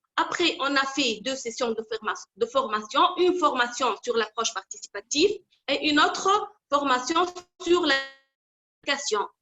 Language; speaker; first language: French; non-native, local second language; Arabic